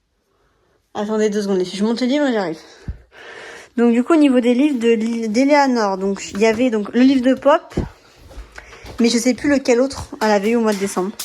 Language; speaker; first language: French; native; French